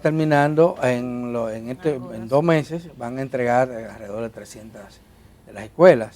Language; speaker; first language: Spanish; native; Spanish